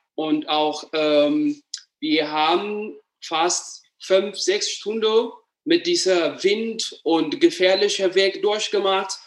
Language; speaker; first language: German; non-native, learner; Amharic